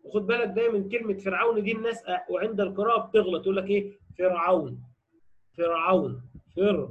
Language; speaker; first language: Arabic; native; Arabic